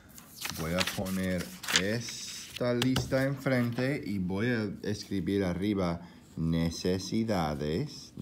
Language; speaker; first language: Spanish; non-native, fluent; English